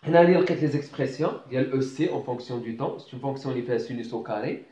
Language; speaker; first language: French; non-native, local second language; Arabic